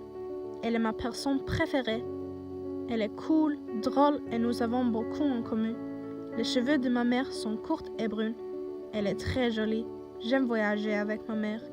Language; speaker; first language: French; non-native, learner; Norwegian